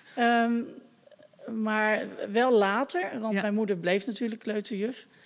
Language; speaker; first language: Dutch; native; Dutch